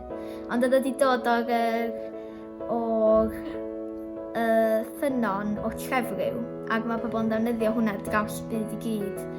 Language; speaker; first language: Welsh; native; Welsh